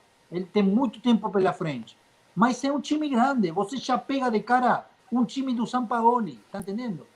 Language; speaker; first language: Portuguese; non-native, fluent; Spanish